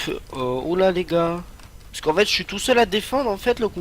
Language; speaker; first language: French; native; French